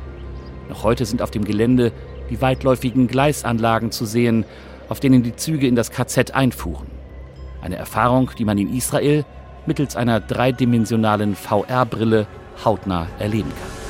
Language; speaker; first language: German; native; German